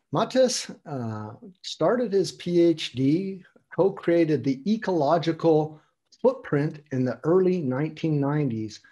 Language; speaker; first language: English; native; English